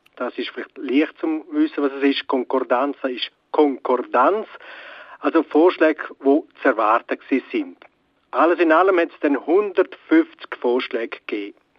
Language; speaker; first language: German; non-native, local second language; Romansh